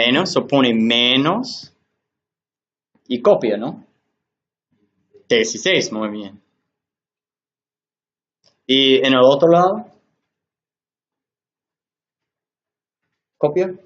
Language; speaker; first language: Spanish; non-native, learner; English